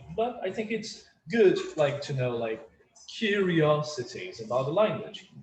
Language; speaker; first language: English; non-native, fluent; Portuguese